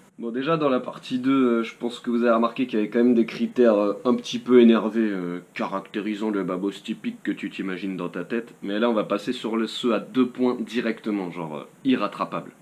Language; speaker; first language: French; native; French